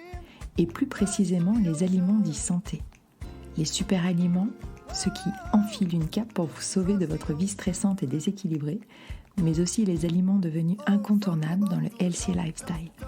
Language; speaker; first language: French; native; French